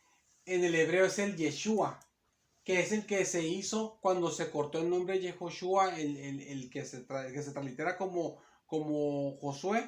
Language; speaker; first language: Spanish; native; Spanish